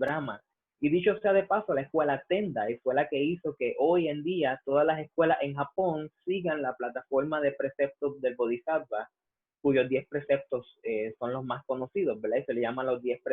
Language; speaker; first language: Spanish; native; Spanish